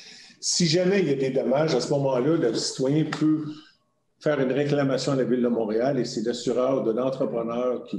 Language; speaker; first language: French; native; French